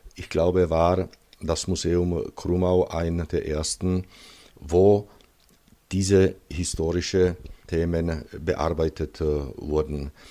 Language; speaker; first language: German; non-native, fluent; Czech